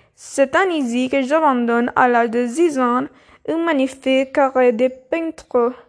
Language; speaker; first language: French; non-native, learner; Spanish